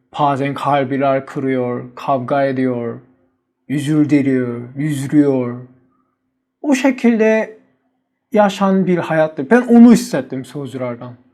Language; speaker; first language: Turkish; non-native, learner; Korean